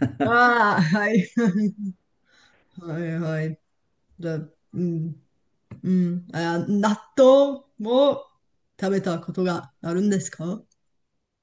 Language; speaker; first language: Japanese; non-native, learner; Bulgarian